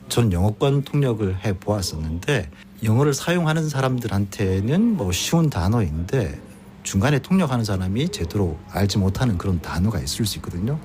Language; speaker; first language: Korean; native; Korean